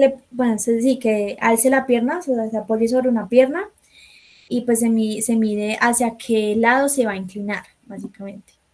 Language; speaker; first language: Spanish; native; Spanish